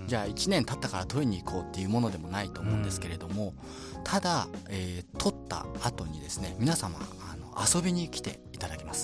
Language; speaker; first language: Japanese; native; Japanese